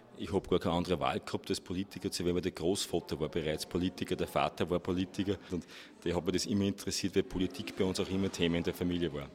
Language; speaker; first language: German; native; German